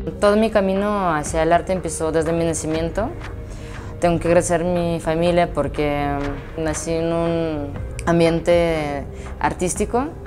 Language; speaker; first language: Spanish; non-native, fluent; Russian